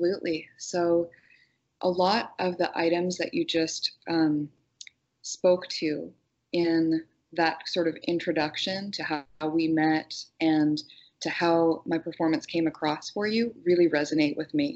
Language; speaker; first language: English; native; English